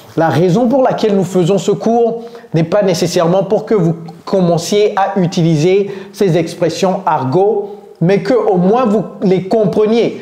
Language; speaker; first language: French; native; French